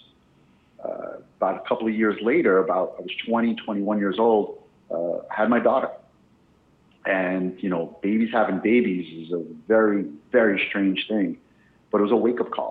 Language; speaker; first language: English; native; English